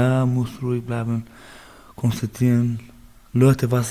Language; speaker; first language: German; non-native, learner; Baluchi